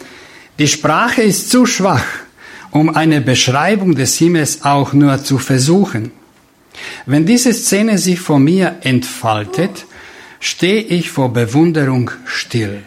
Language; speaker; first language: German; non-native, fluent; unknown